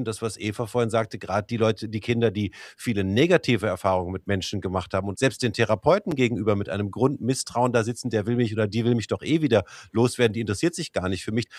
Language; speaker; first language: German; native; German